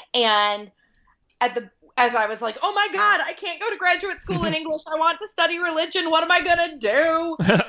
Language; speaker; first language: English; early bilingual, other home language; Hindi